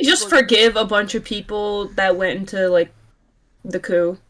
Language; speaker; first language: English; native; English